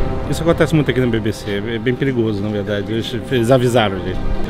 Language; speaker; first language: Portuguese; native; Portuguese